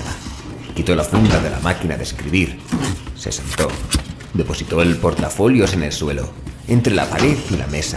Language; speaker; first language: Spanish; native; Spanish